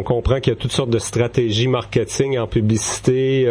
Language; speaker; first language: French; native; French